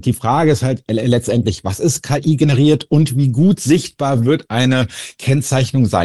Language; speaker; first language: German; native; German